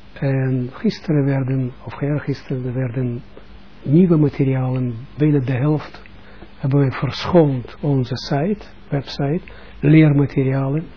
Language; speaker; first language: Dutch; non-native, fluent; Russian